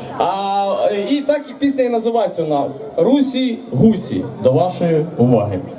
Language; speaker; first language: Ukrainian; native; Ukrainian